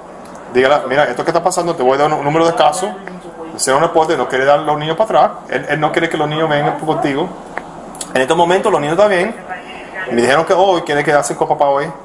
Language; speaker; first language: Spanish; early bilingual, heritage; Spanish